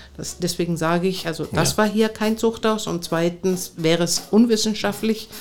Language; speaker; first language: German; non-native, fluent; Greek